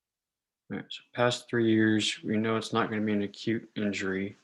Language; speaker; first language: English; native; English